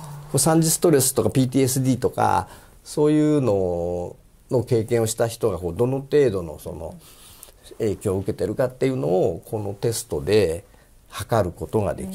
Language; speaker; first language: Japanese; native; Japanese